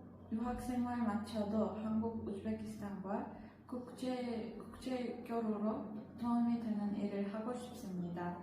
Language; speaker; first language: Korean; non-native, learner; Uzbek